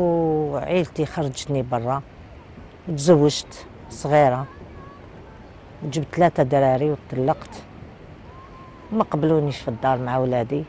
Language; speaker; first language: Arabic; native; Arabic